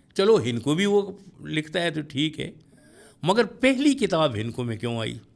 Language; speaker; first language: Urdu; non-native, local second language; Pashto